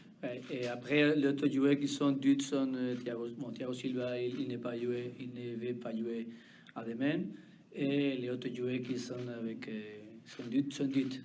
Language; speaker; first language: French; non-native, learner; Spanish